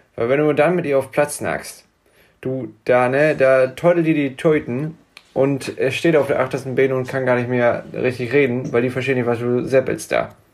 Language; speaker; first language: German; native; German